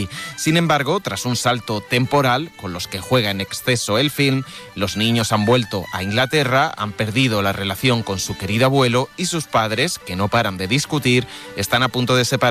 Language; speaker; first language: Spanish; native; Spanish